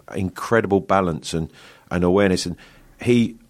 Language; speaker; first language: English; native; English